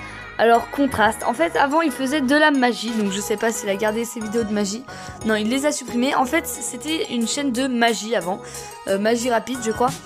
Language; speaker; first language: French; native; French